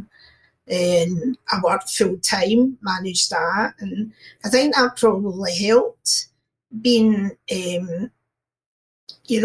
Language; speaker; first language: English; native; English